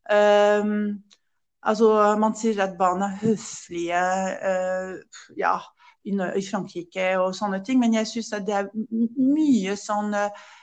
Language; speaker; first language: Norwegian; non-native, fluent; French